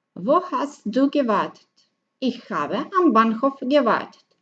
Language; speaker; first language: German; non-native, fluent; Macedonian